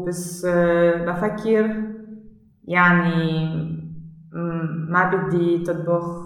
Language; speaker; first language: Arabic; non-native, learner; German